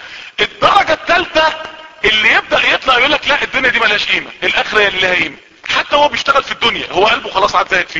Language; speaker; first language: Arabic; native; Arabic